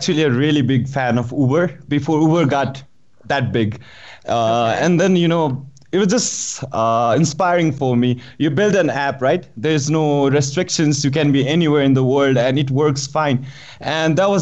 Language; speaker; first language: English; non-native, local second language; Nepali